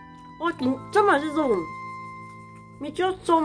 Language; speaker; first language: Korean; non-native, learner; Cantonese